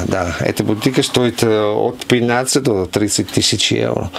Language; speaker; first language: Russian; non-native, learner; Italian